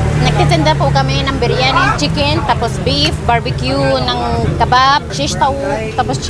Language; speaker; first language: Filipino; early bilingual, heritage; Arabic